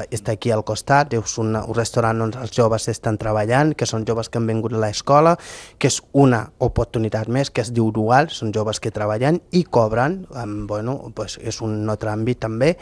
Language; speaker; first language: Catalan; non-native, fluent; Fula